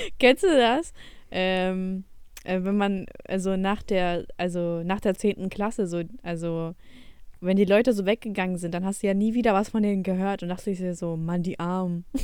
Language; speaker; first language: German; early bilingual, other home language; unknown